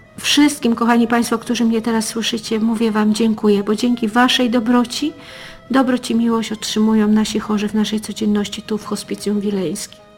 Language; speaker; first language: Polish; native; Polish